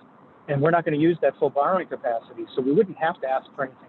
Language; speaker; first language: English; native; English